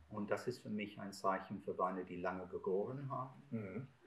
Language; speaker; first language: German; non-native, fluent; English